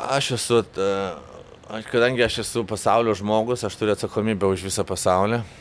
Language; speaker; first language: Lithuanian; native; Lithuanian